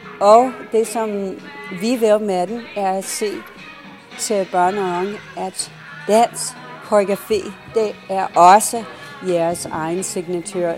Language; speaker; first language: Danish; non-native, fluent; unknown